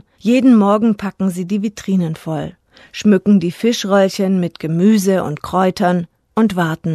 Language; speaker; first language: German; native; German